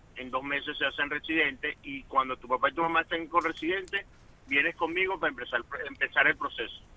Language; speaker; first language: Spanish; native; Spanish